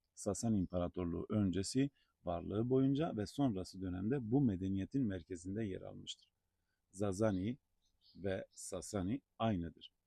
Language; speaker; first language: Turkish; non-native, local second language; Zaza